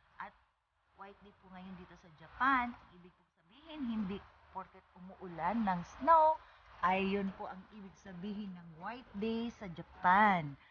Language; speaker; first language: Filipino; non-native, local second language; Cebuano